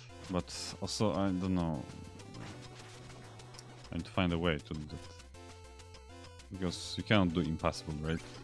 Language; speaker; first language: English; non-native, fluent; Polish